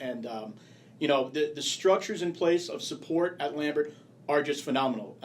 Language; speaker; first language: English; native; English